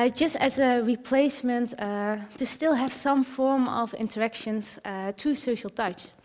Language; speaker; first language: English; early bilingual, other home language; Dutch